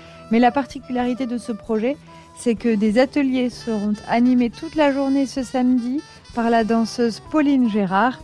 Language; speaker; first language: French; native; French